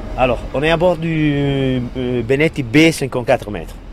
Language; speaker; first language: French; non-native, learner; Italian